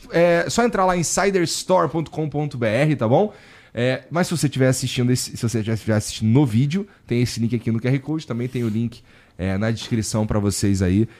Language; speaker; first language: Portuguese; native; Portuguese